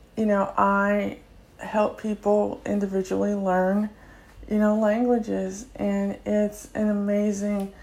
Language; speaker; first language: English; native; English